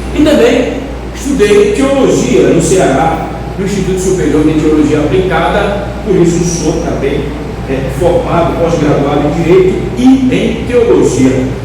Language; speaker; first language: Portuguese; native; Portuguese